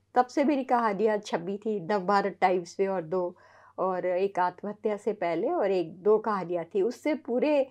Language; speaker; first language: Hindi; native; Hindi